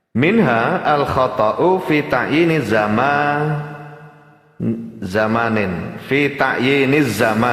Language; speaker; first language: Arabic; non-native, fluent; Indonesian